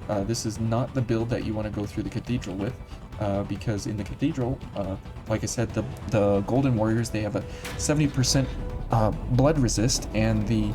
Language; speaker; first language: English; native; English